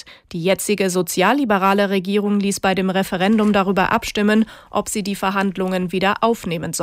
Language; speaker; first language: German; native; German